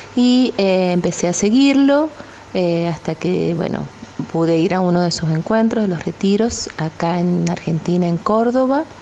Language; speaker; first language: Spanish; native; Spanish